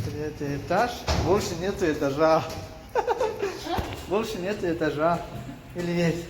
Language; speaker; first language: Russian; non-native, local second language; Tajik